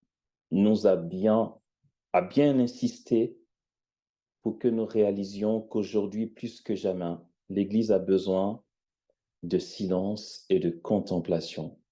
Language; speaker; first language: French; native; French